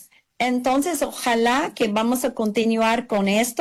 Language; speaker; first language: Spanish; early bilingual, heritage; English